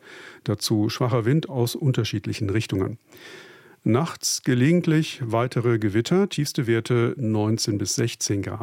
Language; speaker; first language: German; native; German